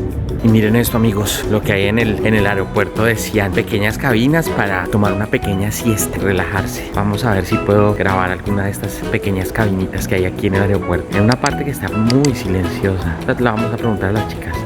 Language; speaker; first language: Spanish; native; Spanish